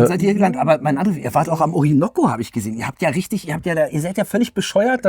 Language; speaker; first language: German; native; German